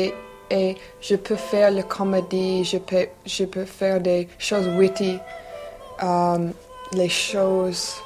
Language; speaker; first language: French; non-native, learner; English